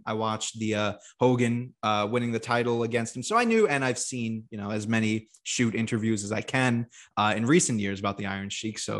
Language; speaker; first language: English; native; English